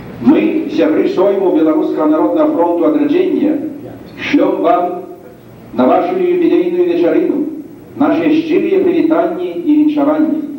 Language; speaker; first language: Belarusian; native; Belarusian